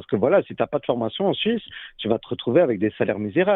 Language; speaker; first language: French; native; French